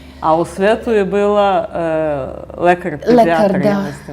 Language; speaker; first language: Bosnian; native; Bosnian